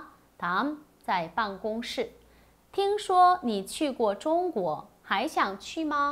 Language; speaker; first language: Chinese; non-native, fluent; Korean